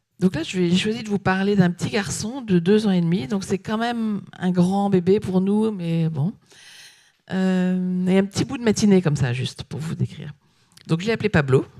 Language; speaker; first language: French; native; French